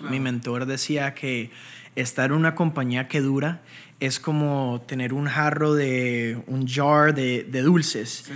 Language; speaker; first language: Spanish; early bilingual, heritage; Spanish